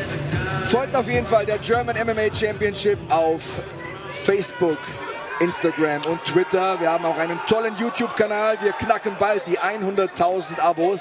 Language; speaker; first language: German; native; German